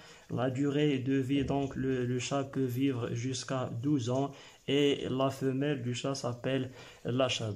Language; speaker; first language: French; non-native, local second language; Arabic